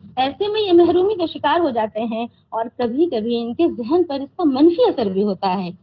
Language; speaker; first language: Urdu; native; Urdu